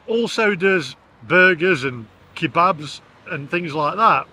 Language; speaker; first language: English; native; English